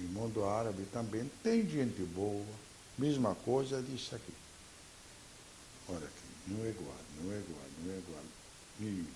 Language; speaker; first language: Portuguese; non-native, fluent; Arabic